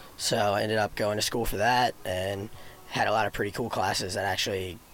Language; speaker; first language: English; native; English